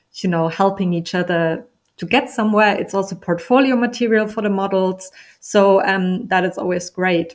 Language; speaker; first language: English; non-native, fluent; German